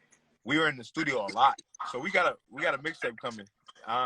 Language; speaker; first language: English; native; English